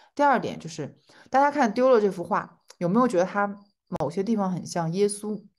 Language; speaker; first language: Chinese; native; Chinese